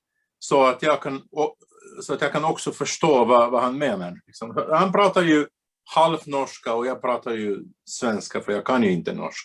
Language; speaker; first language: Swedish; non-native, fluent; Bulgarian